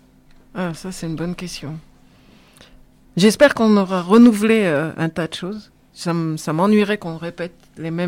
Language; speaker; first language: French; native; French